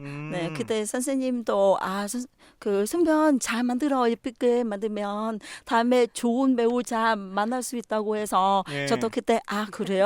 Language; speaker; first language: Korean; non-native, learner; Vietnamese